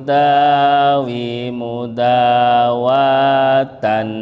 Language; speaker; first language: Arabic; non-native, fluent; Indonesian